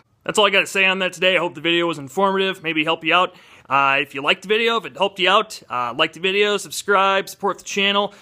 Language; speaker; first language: English; native; English